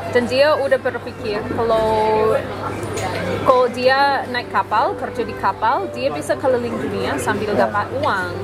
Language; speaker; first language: Malay; non-native, fluent; English